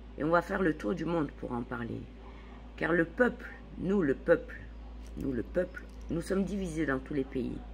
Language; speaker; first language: French; native; French